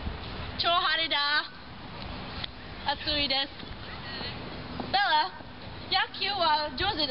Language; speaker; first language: Japanese; non-native, learner; English